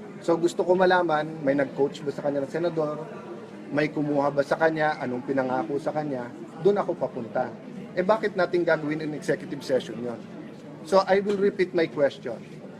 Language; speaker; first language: Filipino; native; Filipino